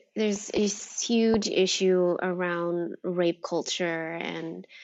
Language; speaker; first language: English; native; English